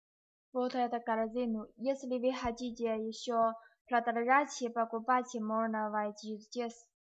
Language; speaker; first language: Russian; non-native, learner; Chinese